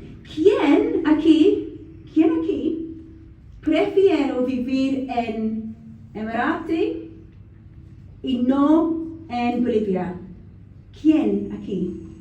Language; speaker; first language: Spanish; non-native, learner; English